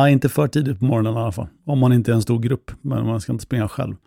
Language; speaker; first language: Swedish; native; Swedish